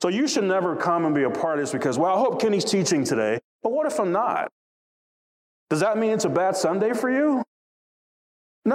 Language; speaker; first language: English; native; English